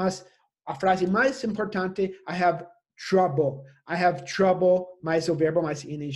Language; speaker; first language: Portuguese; non-native, fluent; English